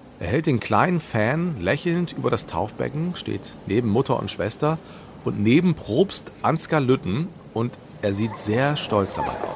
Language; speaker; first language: German; native; German